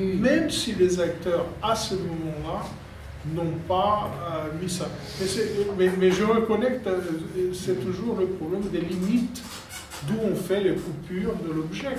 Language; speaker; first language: French; non-native, fluent; Portuguese